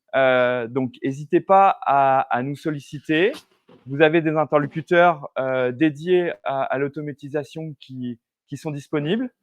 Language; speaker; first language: French; native; French